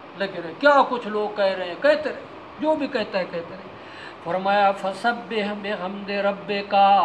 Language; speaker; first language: Urdu; non-native, local second language; Punjabi